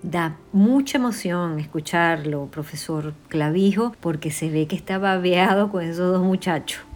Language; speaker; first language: Spanish; native; Spanish